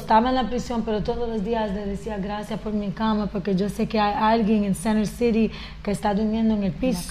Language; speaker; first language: Spanish; early bilingual, heritage; Spanish